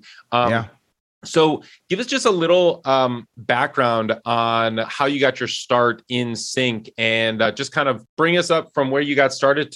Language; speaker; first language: English; native; English